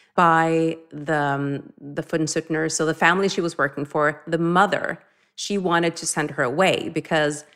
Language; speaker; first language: English; non-native, fluent; Norwegian